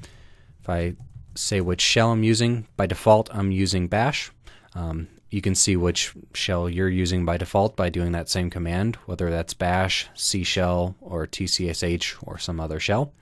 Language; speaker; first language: English; native; English